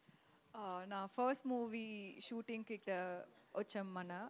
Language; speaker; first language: Telugu; non-native, learner; Tamil